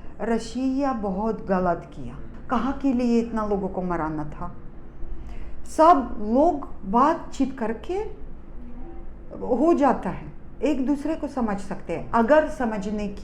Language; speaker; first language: Hindi; non-native, fluent; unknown